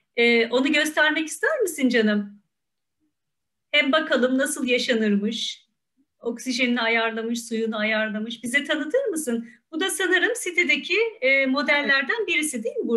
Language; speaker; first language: Turkish; native; Turkish